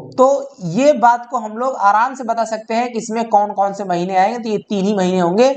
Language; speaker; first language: Hindi; native; Hindi